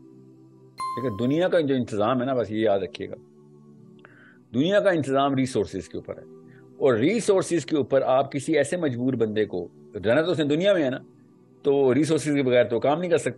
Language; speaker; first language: Urdu; non-native, local second language; Punjabi